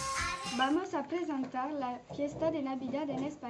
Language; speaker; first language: Spanish; non-native, learner; French